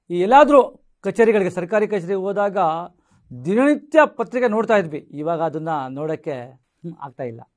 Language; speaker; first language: Kannada; non-native, local second language; Marathi